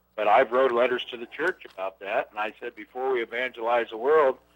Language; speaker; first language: English; native; English